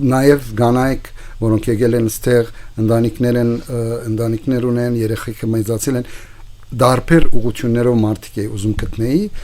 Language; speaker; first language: Armenian; early bilingual, heritage; Armenian